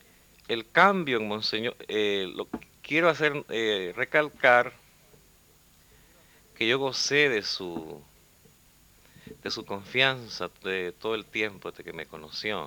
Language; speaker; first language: Spanish; native; Spanish